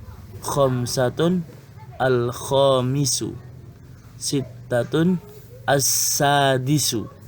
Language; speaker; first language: Arabic; non-native, fluent; Indonesian